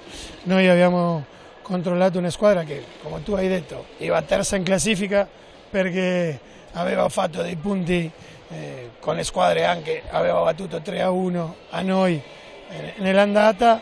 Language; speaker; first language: Italian; non-native, fluent; Spanish